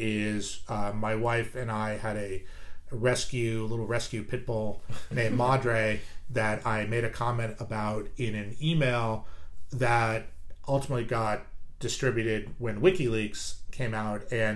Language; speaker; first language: English; native; English